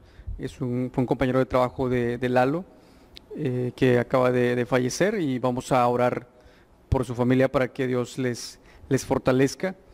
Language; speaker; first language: Spanish; native; Spanish